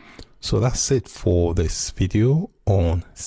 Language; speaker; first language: English; native; English